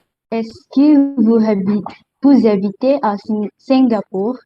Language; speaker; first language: French; non-native, learner; Indonesian